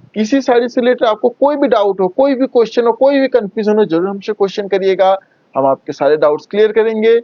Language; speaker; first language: Hindi; non-native, local second language; Bangla